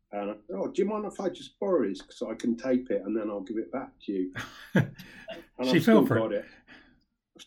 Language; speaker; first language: English; native; English